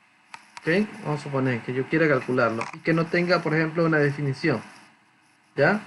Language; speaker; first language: Spanish; native; Spanish